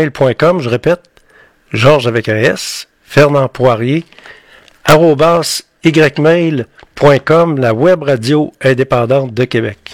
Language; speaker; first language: French; native; French